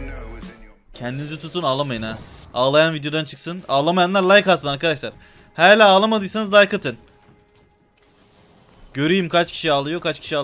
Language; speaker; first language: Turkish; native; Turkish